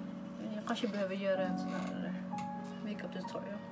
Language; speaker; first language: Swedish; non-native, fluent; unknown